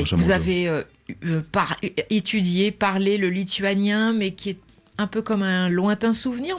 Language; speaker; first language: French; native; French